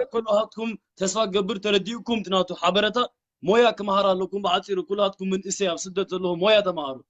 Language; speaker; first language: Tigrinya; early bilingual, heritage; Tigrinya